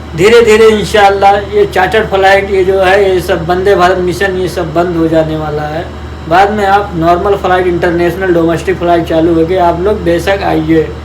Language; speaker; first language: Hindi; non-native, local second language; Malayalam